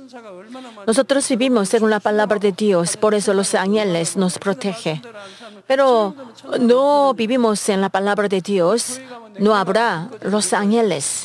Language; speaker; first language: Spanish; non-native, fluent; Korean